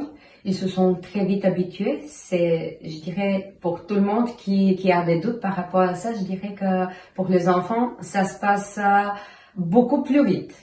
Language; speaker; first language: French; non-native, fluent; Bulgarian